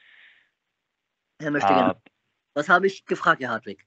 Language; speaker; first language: German; native; German